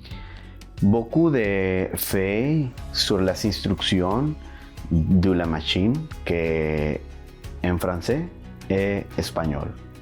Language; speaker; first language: French; non-native, learner; Spanish